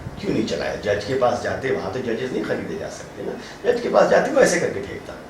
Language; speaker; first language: Urdu; native; Urdu